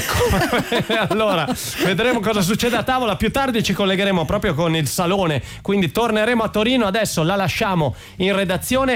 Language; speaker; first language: Italian; native; Italian